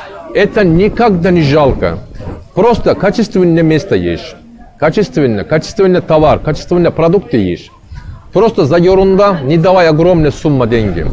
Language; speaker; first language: Russian; non-native, learner; Turkish